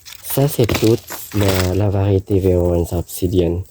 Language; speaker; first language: French; non-native, learner; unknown